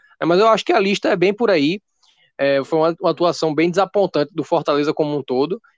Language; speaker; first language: Portuguese; native; Portuguese